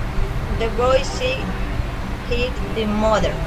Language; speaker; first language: English; non-native, learner; Spanish